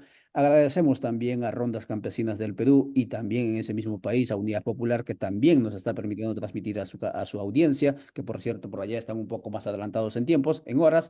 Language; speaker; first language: Spanish; native; Spanish